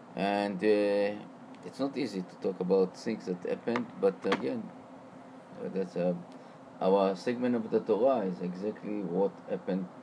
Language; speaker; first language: English; non-native, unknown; Hebrew